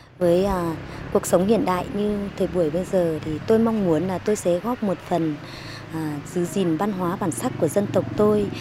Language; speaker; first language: Vietnamese; non-native, local second language; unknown